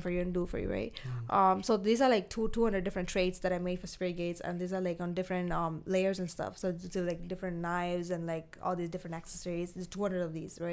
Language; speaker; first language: English; non-native, local second language; Tamil